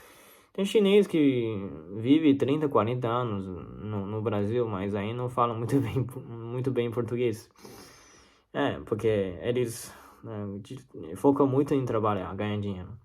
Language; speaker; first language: Portuguese; non-native, learner; Chinese